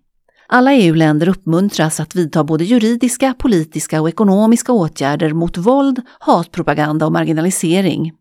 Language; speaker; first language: Swedish; native; Swedish